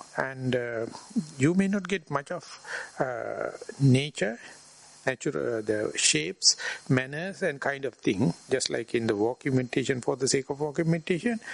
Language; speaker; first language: English; non-native, local second language; Sinhala